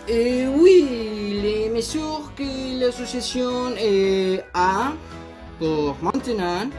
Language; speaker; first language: French; non-native, learner; Spanish